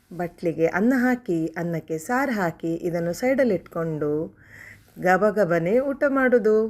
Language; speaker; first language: Kannada; non-native, local second language; Konkani